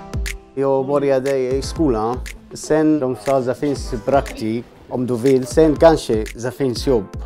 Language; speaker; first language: Swedish; non-native, learner; Arabic